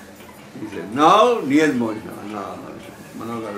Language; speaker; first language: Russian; non-native, learner; Hindi